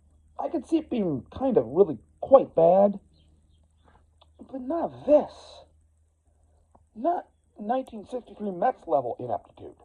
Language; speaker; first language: English; native; English